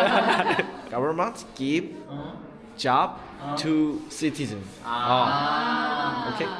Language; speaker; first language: English; non-native, learner; Korean